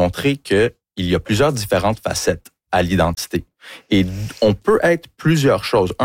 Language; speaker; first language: French; early bilingual, other home language; English